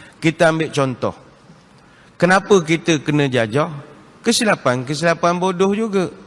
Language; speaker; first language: Malay; native; Malay